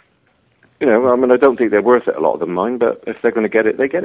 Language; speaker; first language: English; native; English